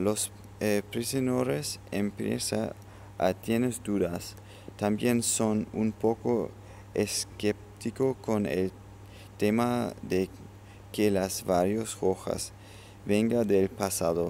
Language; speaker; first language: Spanish; non-native, learner; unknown